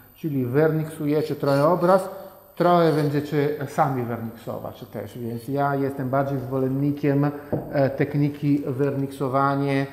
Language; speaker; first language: Polish; non-native, fluent; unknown